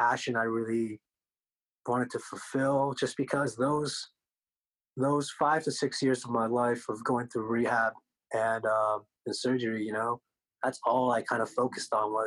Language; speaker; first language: English; early bilingual, other home language; Korean